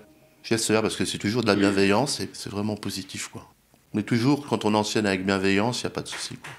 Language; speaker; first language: French; native; French